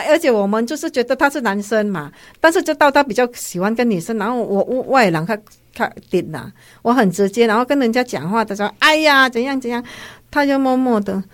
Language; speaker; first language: Chinese; non-native, fluent; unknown